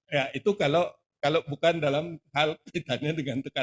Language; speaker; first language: Indonesian; native; Indonesian